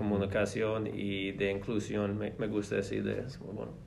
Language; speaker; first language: Spanish; non-native, fluent; English